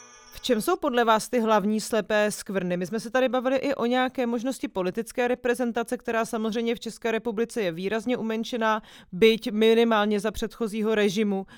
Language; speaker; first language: Czech; native; Czech